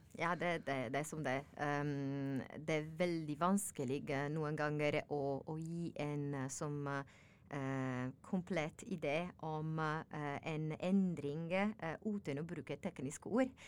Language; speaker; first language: Norwegian; non-native, learner; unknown